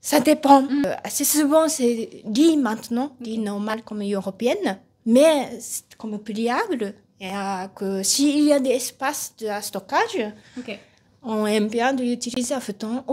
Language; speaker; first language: French; non-native, learner; Japanese